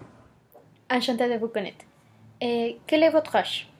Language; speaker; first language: French; non-native, learner; Spanish